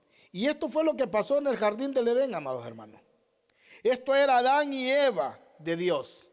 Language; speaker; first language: Spanish; native; Spanish